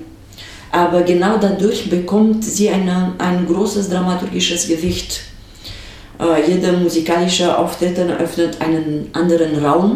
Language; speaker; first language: German; non-native, fluent; Romanian